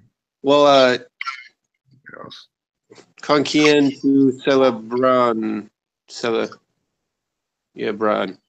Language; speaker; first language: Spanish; non-native, learner; English